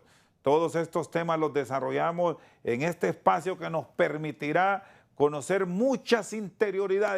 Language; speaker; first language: Spanish; native; Spanish